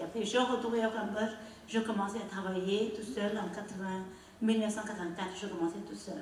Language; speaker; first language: French; non-native, learner; Khmer